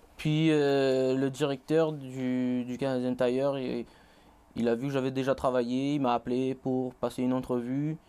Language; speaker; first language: French; native; French